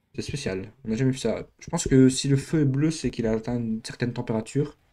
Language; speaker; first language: French; native; French